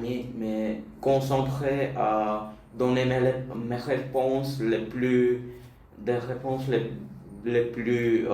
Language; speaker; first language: French; non-native, learner; Bulgarian